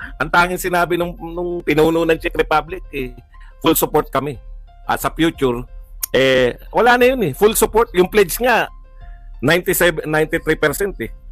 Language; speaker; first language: Filipino; native; Filipino